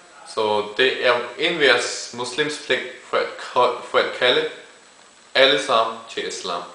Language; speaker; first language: Danish; early bilingual, other home language; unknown